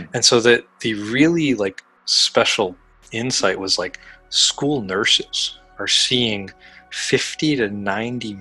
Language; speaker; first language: English; native; English